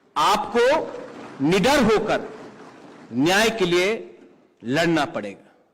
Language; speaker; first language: Hindi; non-native, local second language; Kok Borok